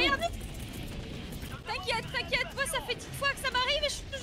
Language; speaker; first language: French; native; French